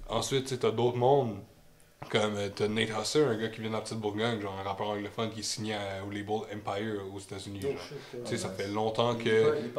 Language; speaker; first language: French; native; French